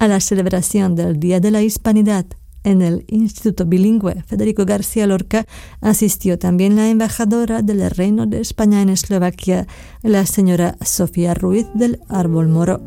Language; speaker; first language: Spanish; non-native, fluent; Slovak